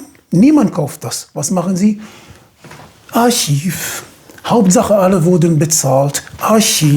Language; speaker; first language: German; non-native, fluent; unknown